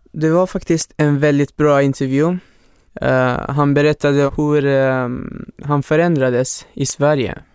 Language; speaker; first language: Swedish; non-native, fluent; Hazaragi